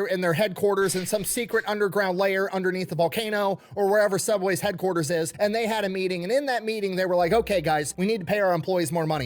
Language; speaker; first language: English; native; English